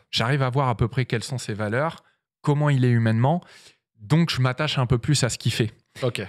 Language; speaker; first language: French; native; French